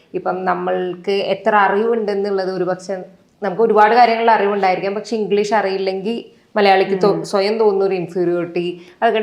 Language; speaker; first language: Malayalam; native; Malayalam